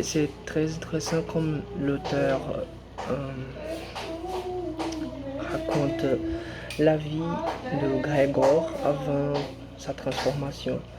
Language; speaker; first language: French; non-native, learner; Portuguese